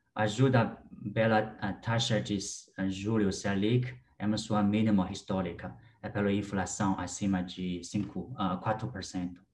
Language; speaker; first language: Portuguese; non-native, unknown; Chinese